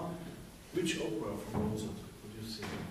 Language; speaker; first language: English; non-native, learner; German